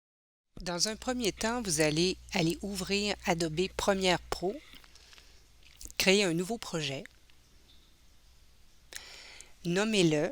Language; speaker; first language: French; native; French